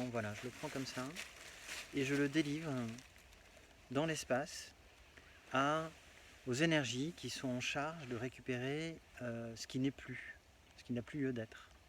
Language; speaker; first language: French; native; French